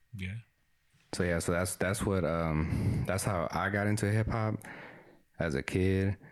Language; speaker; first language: English; early bilingual, other home language; Spanish